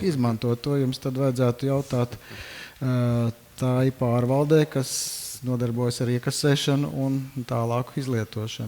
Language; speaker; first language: Latvian; native; Latvian